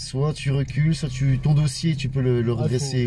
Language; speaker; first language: French; native; French